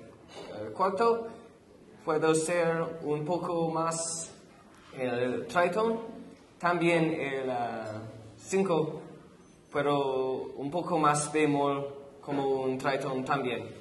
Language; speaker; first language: Spanish; non-native, learner; English